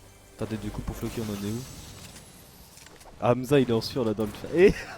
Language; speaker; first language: French; native; French